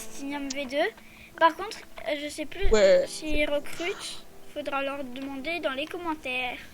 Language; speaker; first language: French; native; French